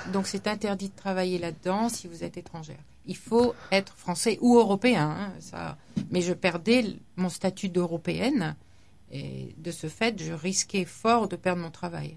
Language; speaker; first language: French; non-native, fluent; English